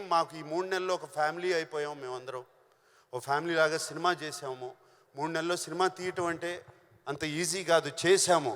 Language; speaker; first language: Telugu; native; Telugu